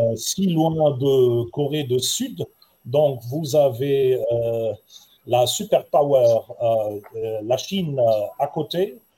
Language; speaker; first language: French; non-native, fluent; German